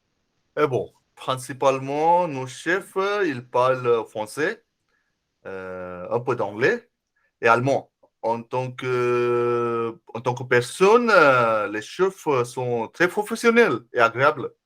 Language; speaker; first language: French; non-native, fluent; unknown